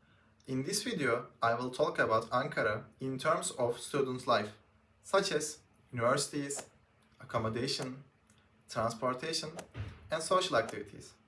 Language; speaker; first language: English; non-native, learner; Turkish